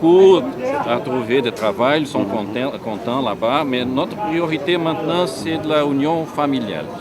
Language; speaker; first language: French; non-native, fluent; Portuguese